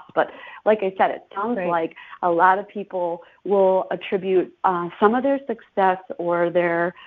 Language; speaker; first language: English; native; English